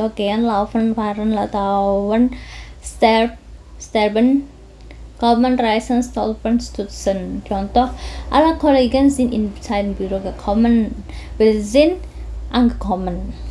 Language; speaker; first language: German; non-native, fluent; Indonesian